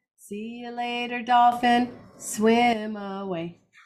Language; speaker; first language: English; native; English